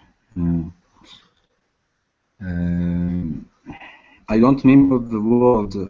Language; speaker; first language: English; non-native, learner; Arabic